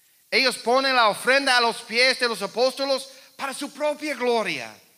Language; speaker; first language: Spanish; non-native, fluent; English